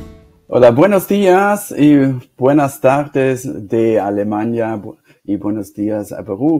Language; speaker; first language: Spanish; non-native, fluent; German